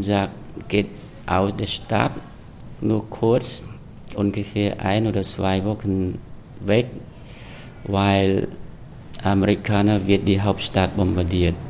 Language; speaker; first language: German; non-native, fluent; Khmer